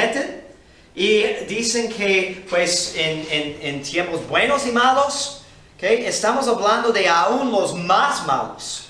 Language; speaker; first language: Spanish; non-native, fluent; English